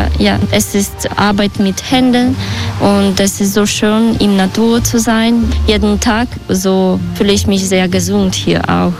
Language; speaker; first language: German; non-native, learner; Russian